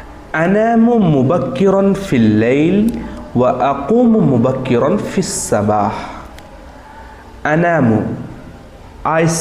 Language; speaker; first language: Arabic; non-native, fluent; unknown